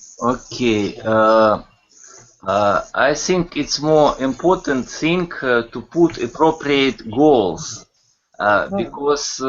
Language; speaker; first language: English; non-native, learner; Russian